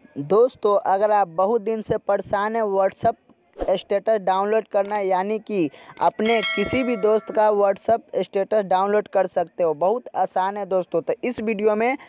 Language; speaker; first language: Hindi; native; Hindi